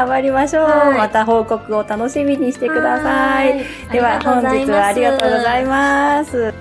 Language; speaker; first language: Japanese; native; Japanese